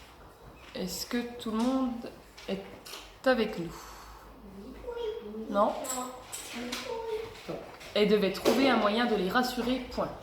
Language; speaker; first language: French; native; French